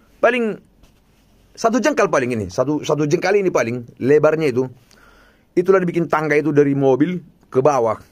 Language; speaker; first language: Indonesian; non-native, local second language; Batak Toba